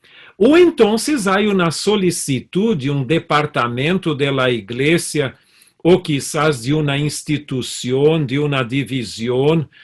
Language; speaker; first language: Spanish; non-native, fluent; Portuguese